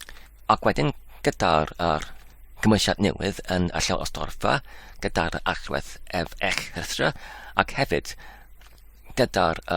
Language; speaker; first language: Welsh; non-native, fluent; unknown